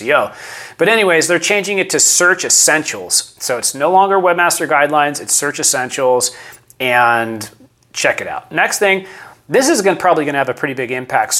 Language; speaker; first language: English; native; English